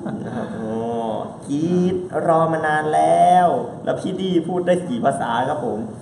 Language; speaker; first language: Thai; native; Thai